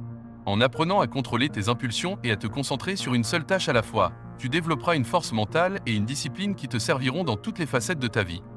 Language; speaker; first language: French; native; French